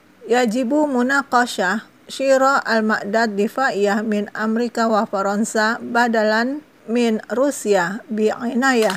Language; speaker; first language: Arabic; non-native, fluent; Indonesian